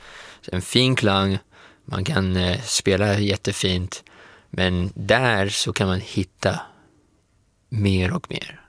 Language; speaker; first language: Swedish; non-native, fluent; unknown